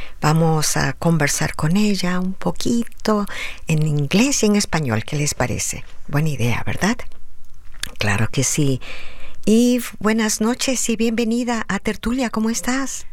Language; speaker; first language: Spanish; native; Spanish